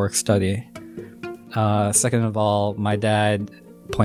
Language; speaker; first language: English; native; English